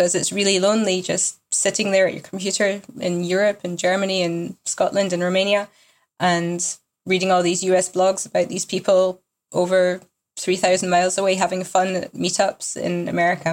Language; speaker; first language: English; native; English